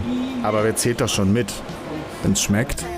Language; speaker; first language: German; native; German